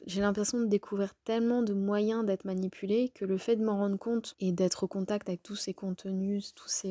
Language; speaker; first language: French; native; French